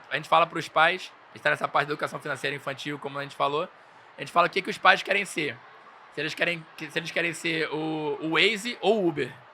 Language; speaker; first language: Portuguese; native; Portuguese